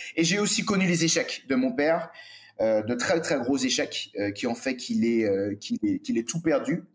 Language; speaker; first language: French; native; French